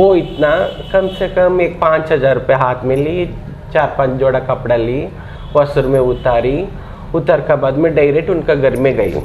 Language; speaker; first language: Hindi; non-native, local second language; Kannada